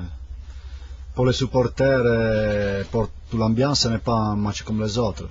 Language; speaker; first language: French; non-native, fluent; Italian